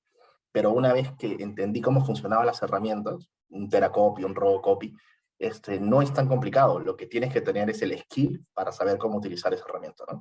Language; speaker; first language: Spanish; native; Spanish